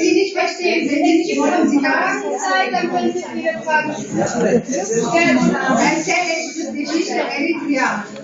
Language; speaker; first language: German; non-native, fluent; Tigrinya